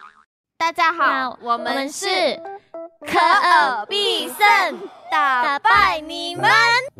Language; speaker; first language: Chinese; native; Chinese